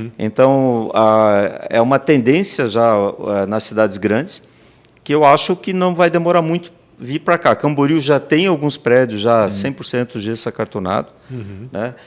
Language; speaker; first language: Portuguese; native; Portuguese